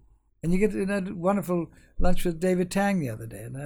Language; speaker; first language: English; native; English